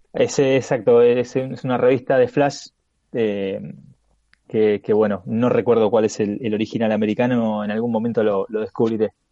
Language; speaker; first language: Spanish; native; Spanish